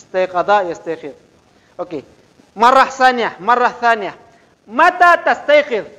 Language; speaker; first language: Arabic; non-native, fluent; Indonesian